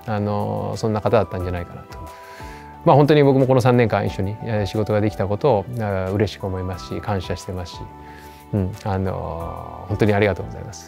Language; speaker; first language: Japanese; native; Japanese